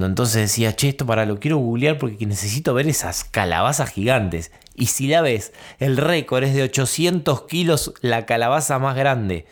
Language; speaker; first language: Spanish; native; Spanish